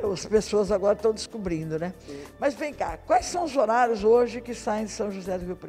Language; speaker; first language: Portuguese; native; Portuguese